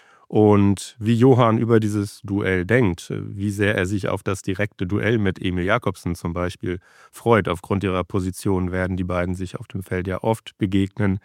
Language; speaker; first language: German; native; German